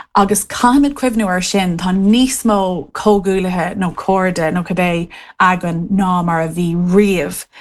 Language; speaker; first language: Irish; non-native, local second language; English